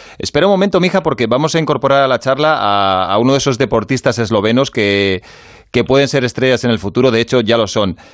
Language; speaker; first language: Spanish; native; Spanish